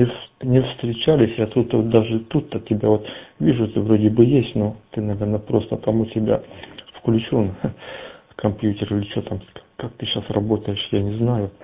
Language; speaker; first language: Russian; native; Russian